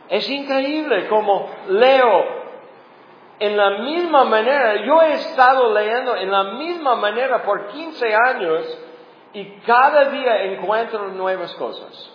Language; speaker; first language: Spanish; non-native, fluent; English